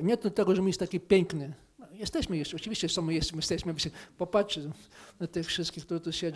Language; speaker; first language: Polish; non-native, fluent; Ukrainian